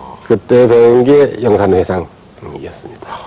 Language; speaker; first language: Korean; native; Korean